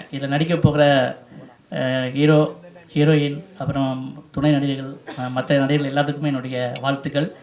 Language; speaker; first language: Tamil; native; Tamil